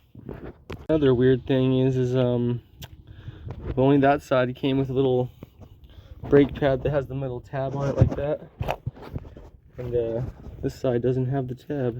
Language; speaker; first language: English; native; English